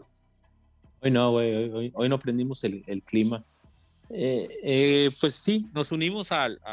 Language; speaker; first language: Spanish; native; Spanish